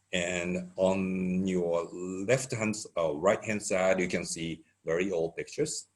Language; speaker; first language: English; non-native, fluent; Japanese